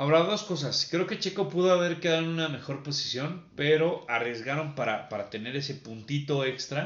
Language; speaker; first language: Spanish; native; Spanish